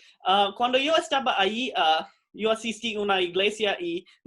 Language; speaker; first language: Spanish; non-native, fluent; English